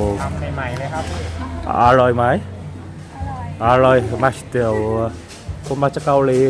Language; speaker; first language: Thai; non-native, learner; Korean